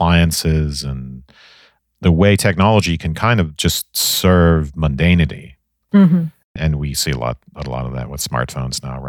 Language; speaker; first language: English; native; English